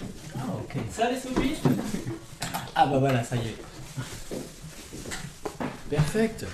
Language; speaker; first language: French; native; French